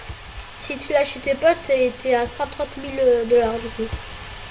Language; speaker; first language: French; native; French